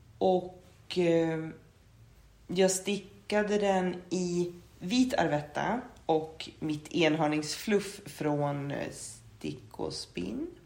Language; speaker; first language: Swedish; native; Swedish